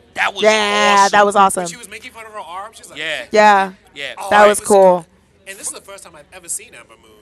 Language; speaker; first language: English; native; English